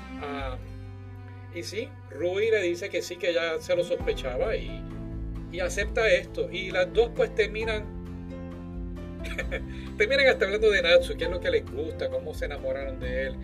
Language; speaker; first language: Spanish; native; Spanish